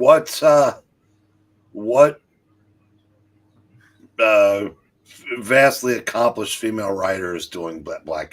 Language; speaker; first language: English; native; English